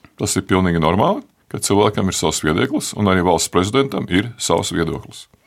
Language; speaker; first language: Latvian; native; Latvian